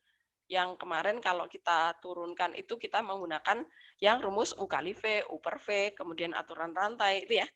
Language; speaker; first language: Indonesian; native; Indonesian